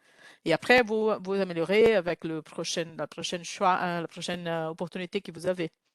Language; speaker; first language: French; non-native, learner; Portuguese